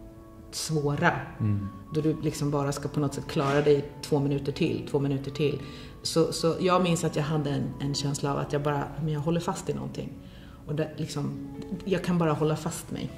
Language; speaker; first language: Swedish; native; Swedish